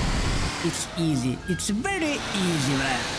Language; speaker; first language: English; non-native, learner; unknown